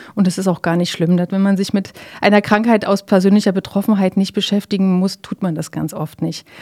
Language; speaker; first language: German; native; German